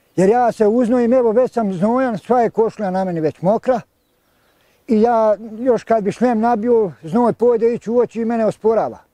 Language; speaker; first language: Bosnian; native; Bosnian